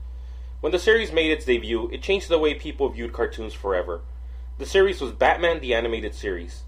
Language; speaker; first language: English; native; English